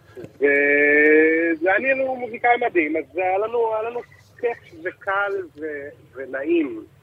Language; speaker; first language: Hebrew; native; Hebrew